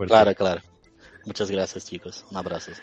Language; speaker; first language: Spanish; non-native, fluent; Portuguese